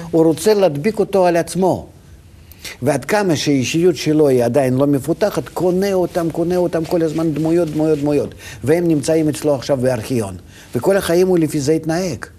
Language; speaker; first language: Hebrew; non-native, fluent; Russian